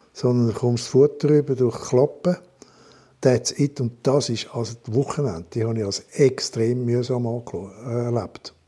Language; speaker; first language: German; non-native, local second language; French